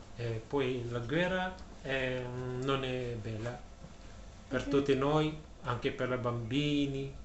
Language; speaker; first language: Italian; non-native, learner; Filipino